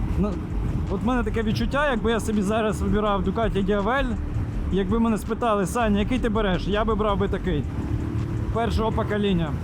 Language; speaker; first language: Ukrainian; non-native, local second language; Russian